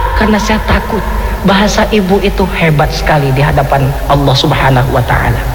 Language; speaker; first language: Indonesian; non-native, local second language; Sundanese